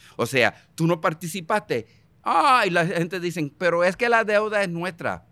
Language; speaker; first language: Spanish; early bilingual, heritage; Spanish